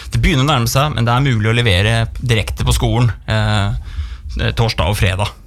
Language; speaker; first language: Norwegian; native; Norwegian